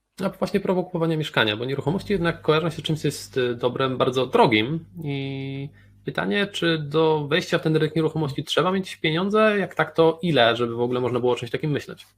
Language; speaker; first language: Polish; native; Polish